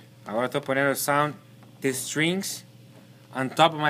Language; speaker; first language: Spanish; non-native, learner; Portuguese